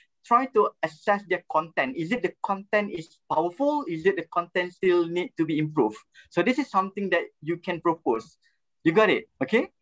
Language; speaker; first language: English; non-native, local second language; Malay